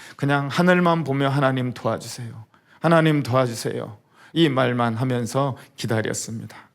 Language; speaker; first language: Korean; native; Korean